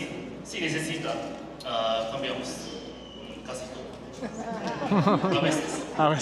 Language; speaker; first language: Spanish; non-native, learner; Japanese